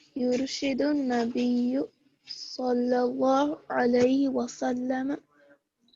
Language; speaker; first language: Arabic; non-native, learner; Divehi